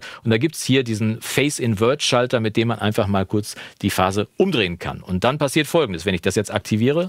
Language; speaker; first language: German; native; German